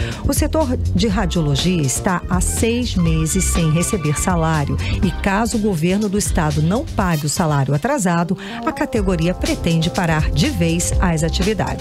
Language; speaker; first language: Portuguese; native; Portuguese